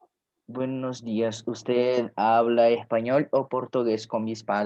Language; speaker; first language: Spanish; non-native, learner; Portuguese